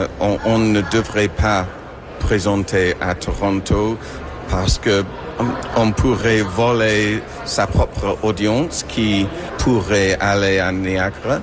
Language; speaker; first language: French; non-native, fluent; English